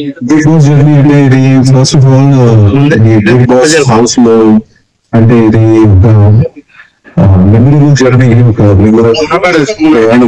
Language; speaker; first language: Telugu; non-native, fluent; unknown